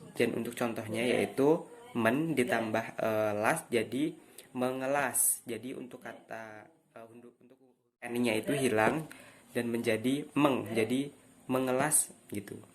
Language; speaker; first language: Indonesian; native; Indonesian